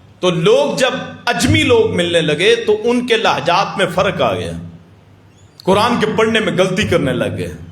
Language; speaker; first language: Urdu; non-native, local second language; Punjabi